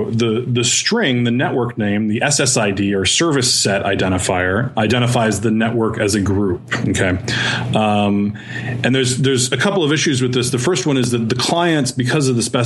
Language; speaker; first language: English; native; English